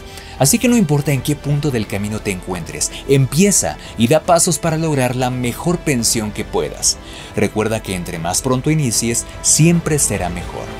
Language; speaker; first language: Spanish; native; Spanish